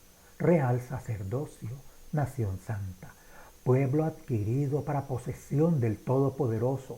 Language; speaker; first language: Spanish; native; Spanish